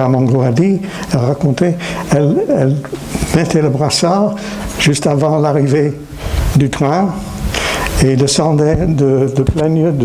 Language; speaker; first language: French; non-native, fluent; English